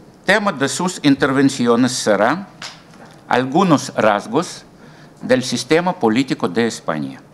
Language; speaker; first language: Spanish; non-native, fluent; Russian